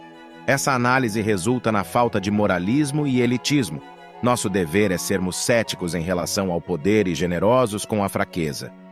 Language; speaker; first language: Portuguese; native; Portuguese